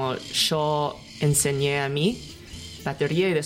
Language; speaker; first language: Spanish; non-native, learner; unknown